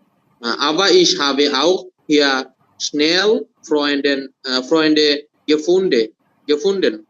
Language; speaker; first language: German; non-native, learner; Bangla